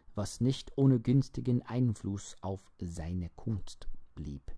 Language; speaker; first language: German; non-native, fluent; English